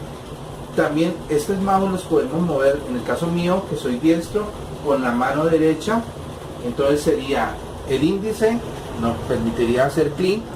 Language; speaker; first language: Spanish; native; Spanish